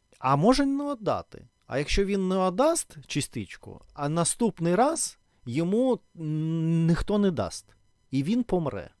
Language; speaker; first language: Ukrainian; non-native, local second language; Russian